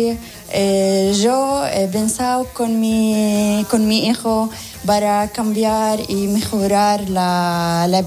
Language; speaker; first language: Spanish; non-native, learner; Arabic